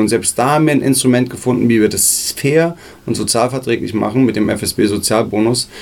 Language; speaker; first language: German; native; German